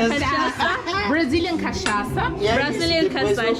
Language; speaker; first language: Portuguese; non-native, learner; Thai